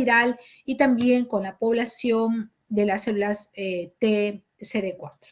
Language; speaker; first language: Spanish; native; Spanish